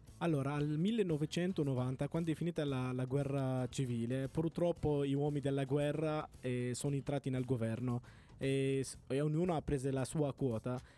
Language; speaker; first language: Italian; non-native, fluent; Arabic